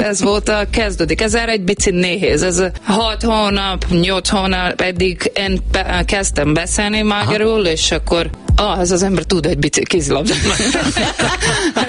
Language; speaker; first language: Hungarian; non-native, learner; Portuguese